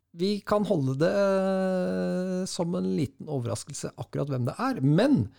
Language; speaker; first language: Norwegian; native; Norwegian